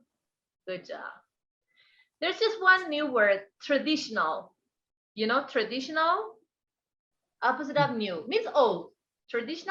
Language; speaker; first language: English; non-native, fluent; Persian